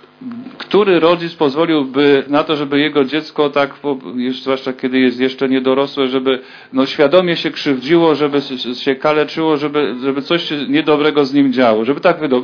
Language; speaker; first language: Polish; native; Polish